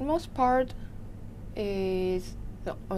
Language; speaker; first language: English; non-native, learner; Japanese